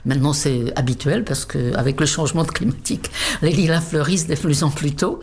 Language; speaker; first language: French; non-native, fluent; Czech